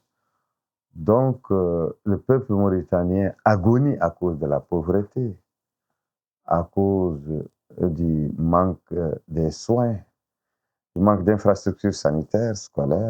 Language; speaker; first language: French; non-native, local second language; Arabic